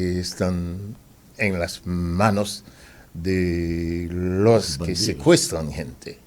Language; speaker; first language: Spanish; non-native, fluent; Haitian Creole